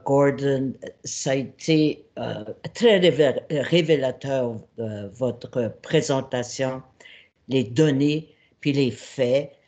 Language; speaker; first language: French; native; French